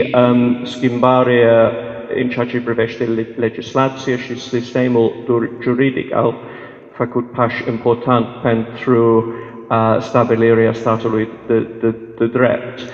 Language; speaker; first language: Romanian; non-native, fluent; English